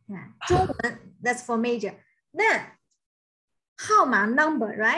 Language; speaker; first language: English; non-native, fluent; Chinese